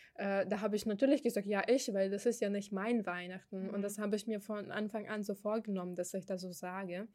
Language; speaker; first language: German; non-native, fluent; Ukrainian